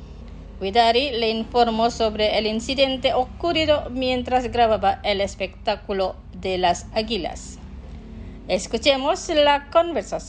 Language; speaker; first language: Spanish; non-native, fluent; Indonesian